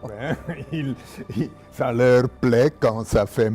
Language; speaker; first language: French; non-native, local second language; German